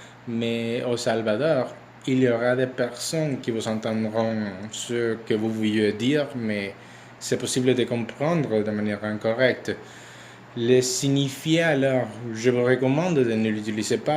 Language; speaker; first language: French; non-native, learner; Spanish